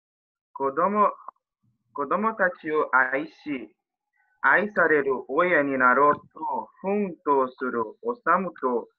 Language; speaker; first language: Japanese; non-native, learner; Portuguese